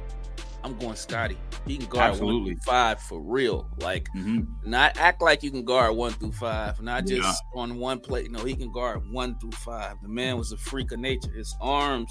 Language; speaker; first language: English; native; English